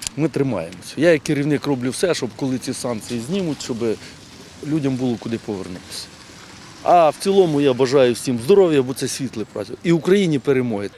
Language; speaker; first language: Ukrainian; native; Ukrainian